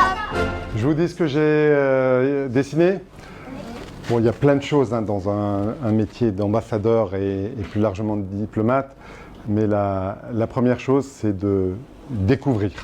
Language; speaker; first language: French; native; French